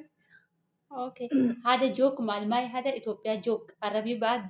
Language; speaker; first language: Arabic; non-native, learner; Oromo